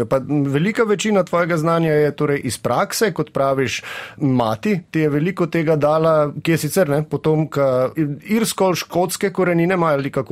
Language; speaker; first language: Slovenian; native; Slovenian